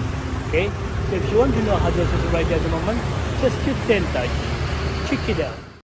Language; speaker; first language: English; non-native, fluent; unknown